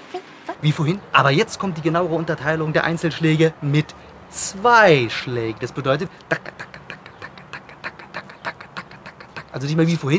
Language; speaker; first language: German; native; German